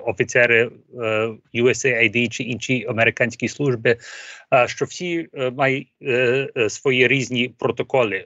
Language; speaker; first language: Ukrainian; early bilingual, heritage; Ukrainian